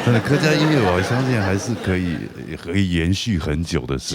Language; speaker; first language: Chinese; native; Chinese